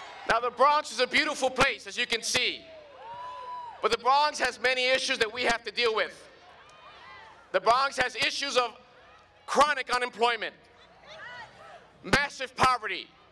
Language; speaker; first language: English; early bilingual, other home language; Spanish